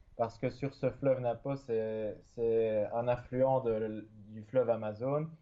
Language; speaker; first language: French; native; French